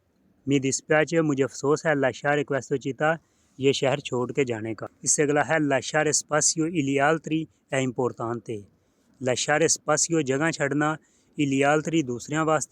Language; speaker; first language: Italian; non-native, learner; Punjabi